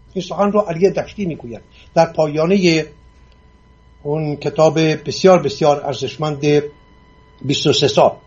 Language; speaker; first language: Persian; non-native, local second language; Assyrian Neo-Aramaic